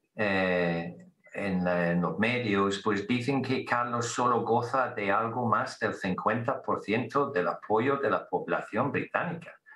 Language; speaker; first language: Spanish; non-native, fluent; English